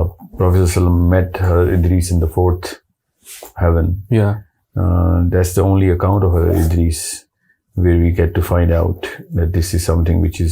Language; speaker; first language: English; non-native, local second language; Urdu